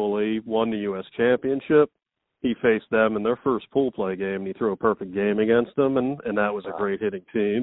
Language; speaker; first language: English; native; English